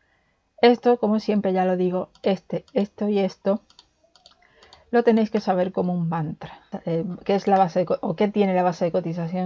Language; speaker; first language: Spanish; native; Spanish